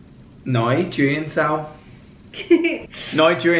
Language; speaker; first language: Vietnamese; early bilingual, heritage; Vietnamese